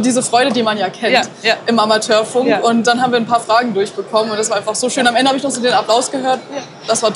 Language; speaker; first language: German; native; German